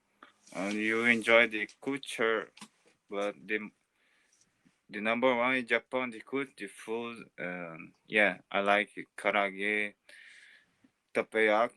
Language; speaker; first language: English; non-native, learner; Portuguese